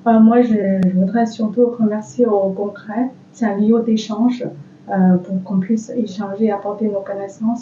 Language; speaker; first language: French; non-native, fluent; Chinese